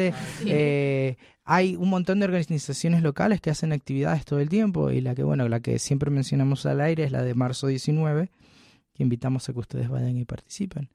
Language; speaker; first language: Spanish; native; Spanish